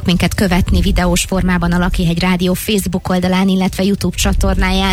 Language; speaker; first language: Hungarian; native; Hungarian